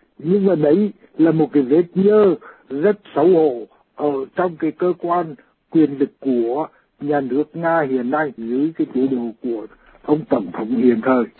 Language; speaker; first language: Vietnamese; native; Vietnamese